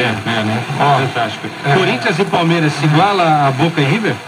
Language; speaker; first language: Portuguese; native; Portuguese